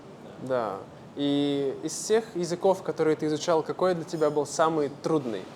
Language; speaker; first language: Russian; native; Russian